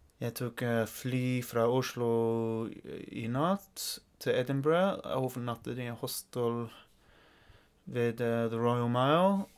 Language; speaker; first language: Norwegian; non-native, learner; English